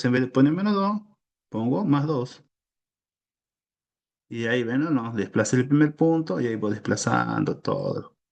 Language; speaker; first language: Spanish; native; Spanish